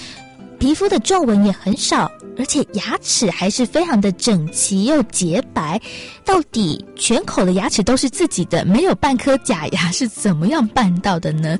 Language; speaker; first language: Chinese; native; Chinese